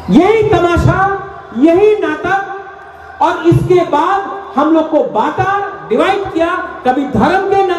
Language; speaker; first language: Hindi; non-native, local second language; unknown